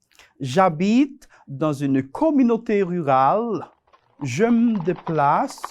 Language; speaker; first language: French; non-native, fluent; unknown